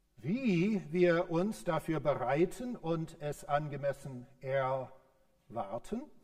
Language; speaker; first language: German; non-native, fluent; English